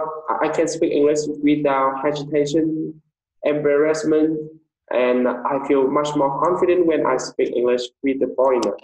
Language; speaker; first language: English; non-native, fluent; Vietnamese